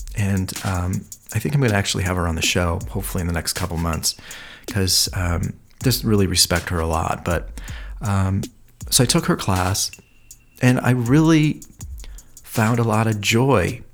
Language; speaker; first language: English; native; English